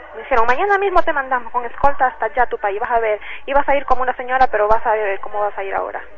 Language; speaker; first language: Spanish; native; Spanish